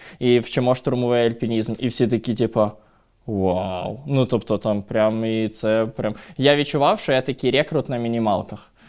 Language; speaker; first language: Ukrainian; non-native, local second language; Russian